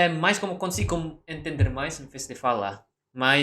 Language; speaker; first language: Portuguese; non-native, learner; Indonesian